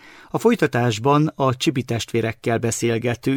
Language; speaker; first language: Hungarian; native; Hungarian